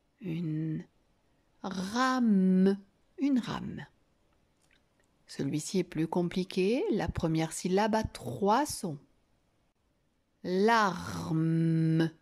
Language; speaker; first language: French; native; French